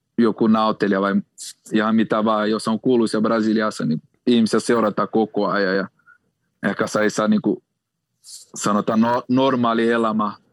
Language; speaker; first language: Finnish; non-native, fluent; Portuguese